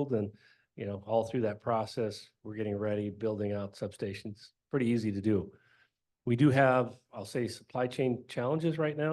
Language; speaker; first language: English; native; English